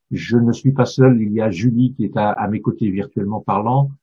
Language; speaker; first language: French; non-native, fluent; English